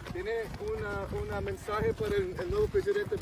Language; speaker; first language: Spanish; non-native, learner; English